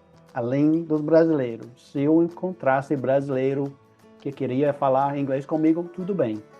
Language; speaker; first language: Portuguese; non-native, fluent; English